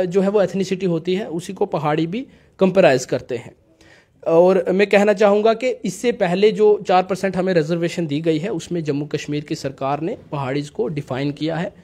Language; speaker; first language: Hindi; native; Hindi